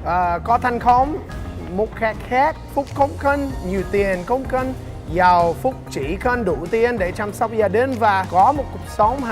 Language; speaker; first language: Vietnamese; non-native, learner; English